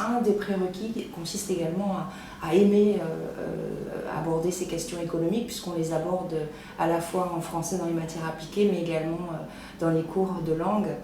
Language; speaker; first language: French; native; French